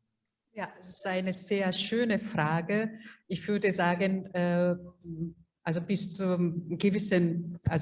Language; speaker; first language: German; non-native, fluent; Korean